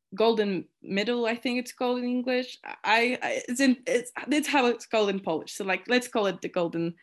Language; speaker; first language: English; non-native, fluent; Polish